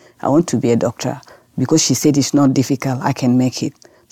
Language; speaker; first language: English; non-native, fluent; Arabic